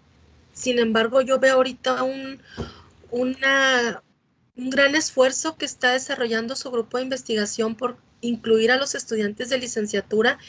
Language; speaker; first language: Spanish; native; Spanish